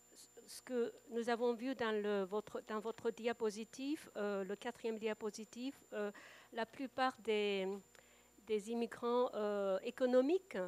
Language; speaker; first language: French; non-native, fluent; Japanese